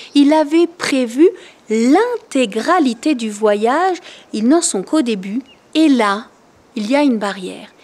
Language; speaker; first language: French; native; French